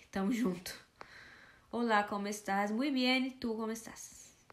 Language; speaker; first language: Spanish; non-native, learner; Portuguese